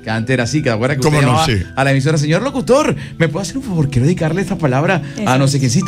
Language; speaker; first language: Spanish; native; Spanish